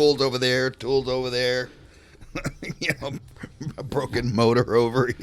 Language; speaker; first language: English; native; English